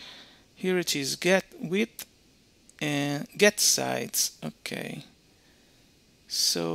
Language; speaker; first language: English; non-native, fluent; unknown